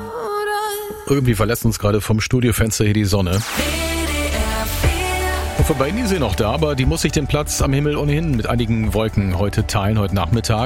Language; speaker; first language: German; native; German